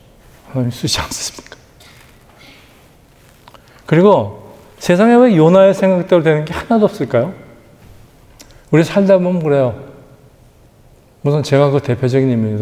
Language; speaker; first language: Korean; native; Korean